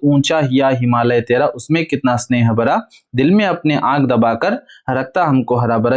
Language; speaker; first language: Hindi; non-native, local second language; Kannada